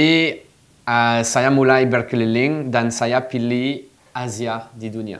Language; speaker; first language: Indonesian; non-native, fluent; French